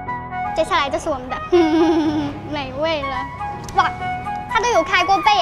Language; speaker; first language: Chinese; native; Chinese